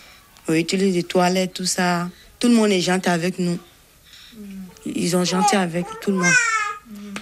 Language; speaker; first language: French; non-native, local second language; Bambara